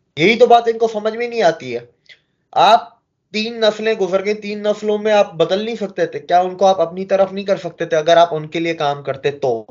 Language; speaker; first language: Hindi; native; Hindi